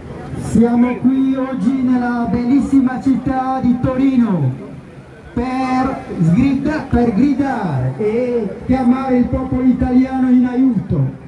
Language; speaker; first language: Italian; non-native, fluent; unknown